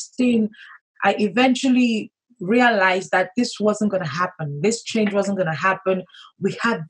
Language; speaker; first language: English; non-native, local second language; Yoruba